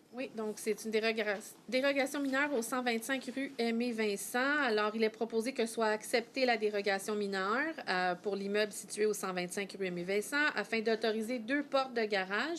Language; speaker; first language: French; native; French